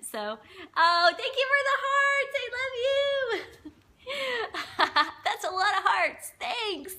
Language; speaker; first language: English; native; English